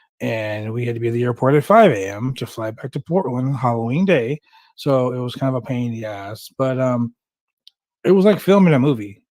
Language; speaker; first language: English; native; English